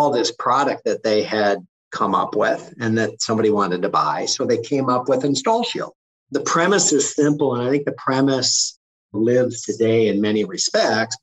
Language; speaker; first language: English; native; English